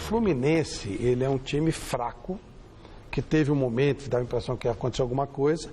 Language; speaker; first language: Portuguese; native; Portuguese